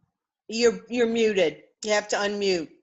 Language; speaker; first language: English; native; English